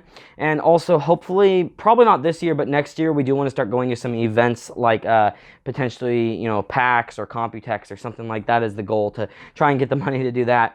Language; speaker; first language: English; native; English